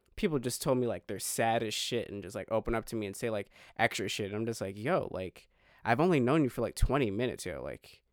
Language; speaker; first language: English; native; English